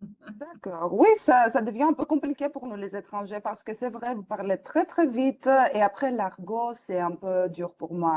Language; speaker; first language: French; non-native, fluent; Greek